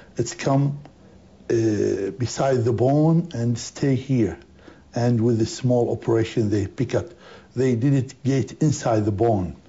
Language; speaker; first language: English; non-native, learner; Arabic